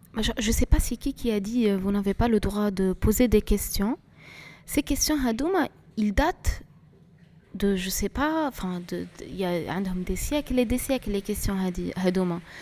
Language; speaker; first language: French; non-native, local second language; Arabic